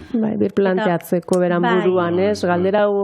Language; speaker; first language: Basque; native; Basque